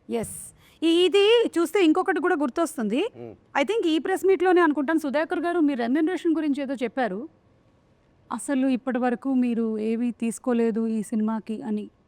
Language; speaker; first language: Telugu; non-native, local second language; Malayalam